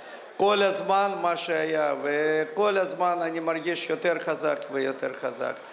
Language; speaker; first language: Hebrew; non-native, fluent; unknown